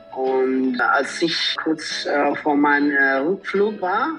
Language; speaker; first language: German; non-native, fluent; Italian